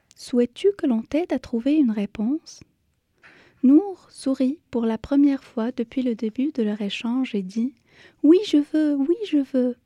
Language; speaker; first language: French; native; French